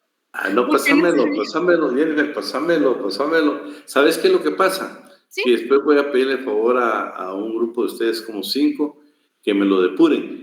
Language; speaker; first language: Spanish; native; Spanish